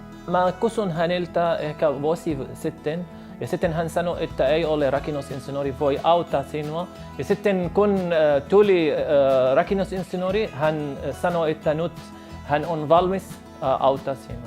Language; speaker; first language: Finnish; non-native, learner; Arabic